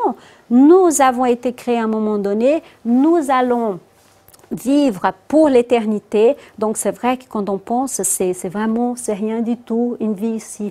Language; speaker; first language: French; non-native, fluent; Portuguese